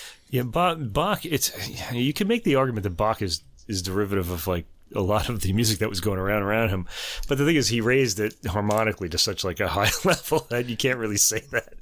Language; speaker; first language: English; native; English